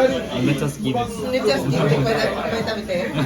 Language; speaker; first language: Japanese; non-native, learner; Korean